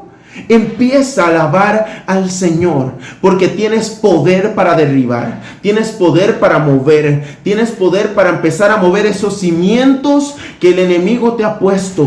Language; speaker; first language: Spanish; native; Spanish